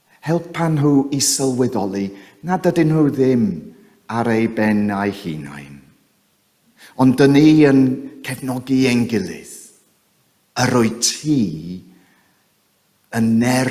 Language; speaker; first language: Welsh; non-native, fluent; English